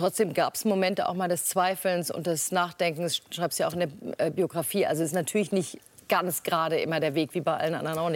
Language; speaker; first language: German; native; German